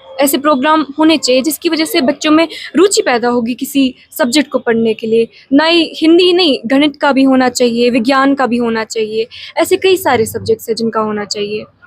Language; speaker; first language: Hindi; non-native, local second language; Kashmiri